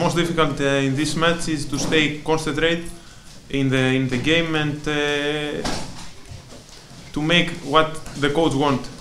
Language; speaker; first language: English; non-native, learner; Greek